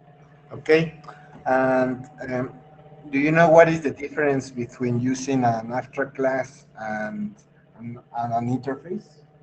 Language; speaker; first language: English; non-native, fluent; Spanish